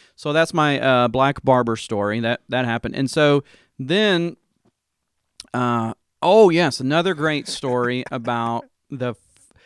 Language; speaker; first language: English; native; English